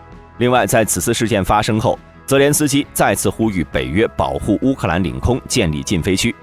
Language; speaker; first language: Chinese; native; Chinese